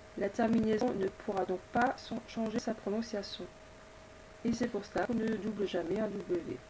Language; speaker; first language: French; native; French